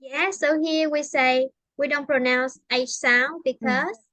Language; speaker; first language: English; non-native, fluent; Vietnamese